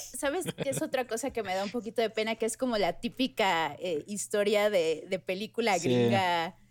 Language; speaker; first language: Spanish; native; Spanish